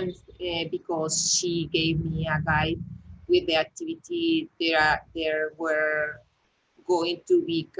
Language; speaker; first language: English; non-native, learner; Spanish